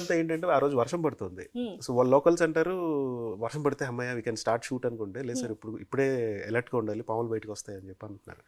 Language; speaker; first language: Telugu; native; Telugu